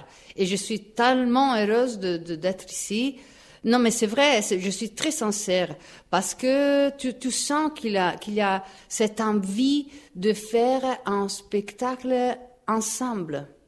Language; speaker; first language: French; non-native, fluent; Italian